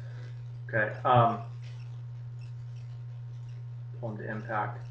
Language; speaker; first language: English; native; English